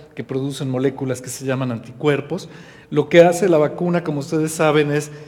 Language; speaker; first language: Spanish; native; Spanish